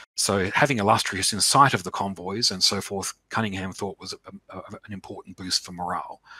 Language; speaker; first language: English; native; English